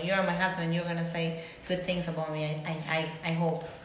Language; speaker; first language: English; non-native, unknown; Spanish